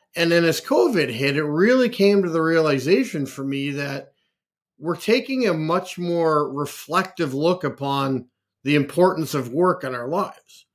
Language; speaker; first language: English; native; English